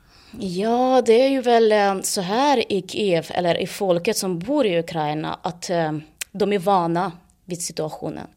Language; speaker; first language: Swedish; non-native, fluent; Ukrainian